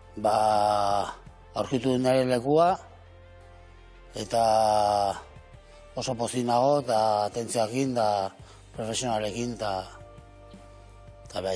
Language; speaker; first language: Basque; native; Basque